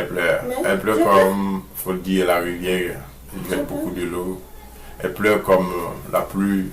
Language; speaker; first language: French; non-native, local second language; Haitian Creole